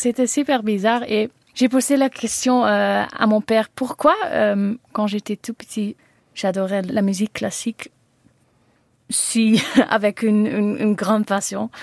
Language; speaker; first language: French; non-native, learner; Dutch